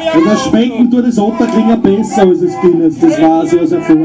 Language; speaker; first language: German; native; German